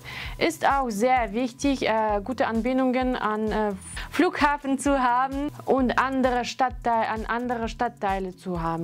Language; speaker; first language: German; non-native, fluent; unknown